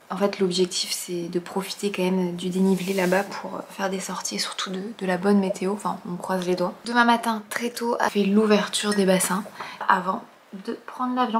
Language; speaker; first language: French; native; French